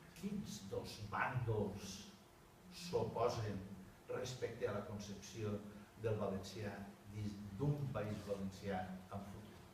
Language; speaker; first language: Catalan; native; Catalan